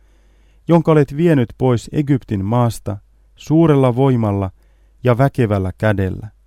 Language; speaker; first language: Finnish; native; Finnish